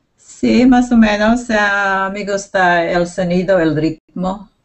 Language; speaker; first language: Spanish; non-native, learner; English